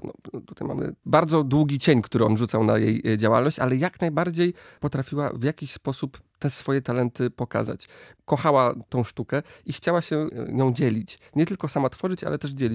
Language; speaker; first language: Polish; native; Polish